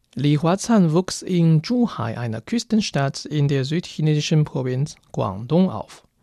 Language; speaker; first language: German; non-native, fluent; Chinese